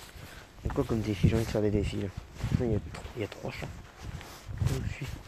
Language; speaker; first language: French; native; French